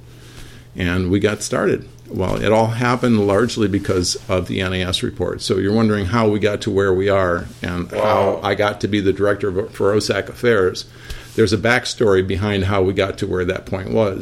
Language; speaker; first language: English; native; English